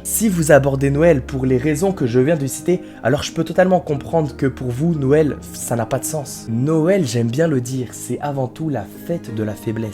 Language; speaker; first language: French; native; French